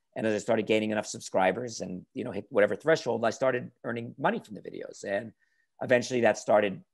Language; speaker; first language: English; native; English